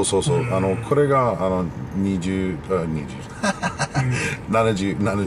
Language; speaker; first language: Japanese; non-native, learner; English